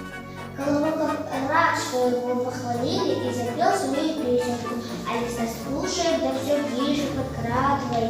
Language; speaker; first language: Russian; non-native, local second language; Yakut